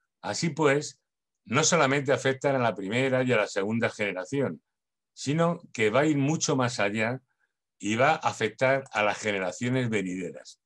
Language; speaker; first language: Spanish; native; Spanish